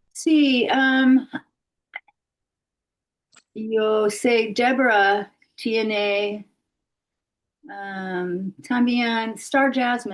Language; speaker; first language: Spanish; non-native, learner; English